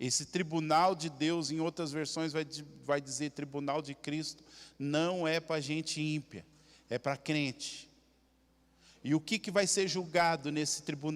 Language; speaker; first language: Portuguese; native; Portuguese